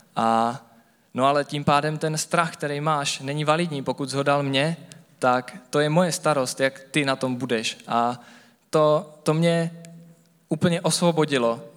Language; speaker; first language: Czech; native; Czech